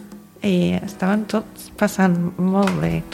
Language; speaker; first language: Catalan; non-native, fluent; English